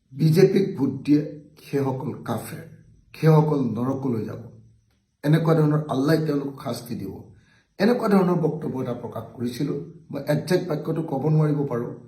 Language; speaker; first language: Assamese; native; Assamese